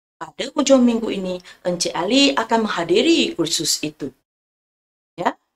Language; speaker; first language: Malay; non-native, local second language; Chinese